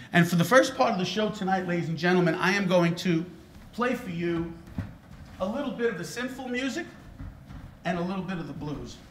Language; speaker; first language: English; native; English